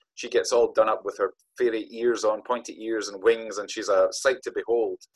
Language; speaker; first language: English; native; English